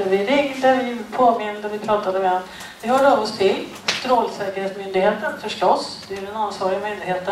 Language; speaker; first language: Swedish; native; Swedish